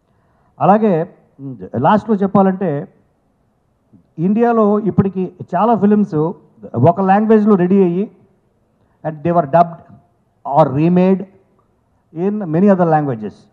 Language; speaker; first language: Telugu; native; Telugu